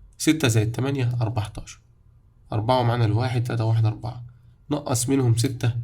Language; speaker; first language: Arabic; native; Arabic